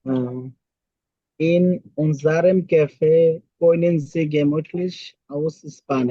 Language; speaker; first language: German; non-native, learner; Bangla